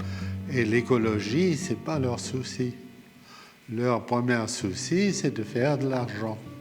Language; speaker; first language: French; non-native, fluent; German